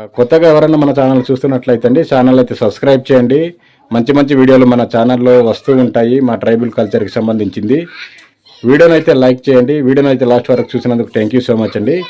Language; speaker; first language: Telugu; non-native, local second language; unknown